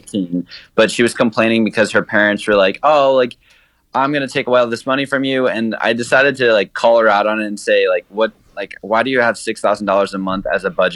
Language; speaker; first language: English; native; English